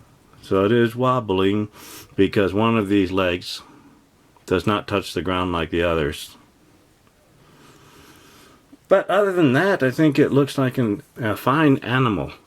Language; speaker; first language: English; native; English